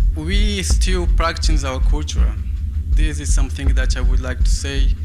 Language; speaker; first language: English; non-native, fluent; Portuguese